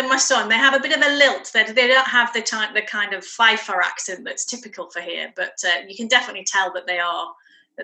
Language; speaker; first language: English; native; English